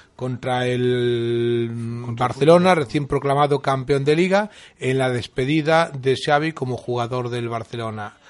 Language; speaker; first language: Spanish; native; Spanish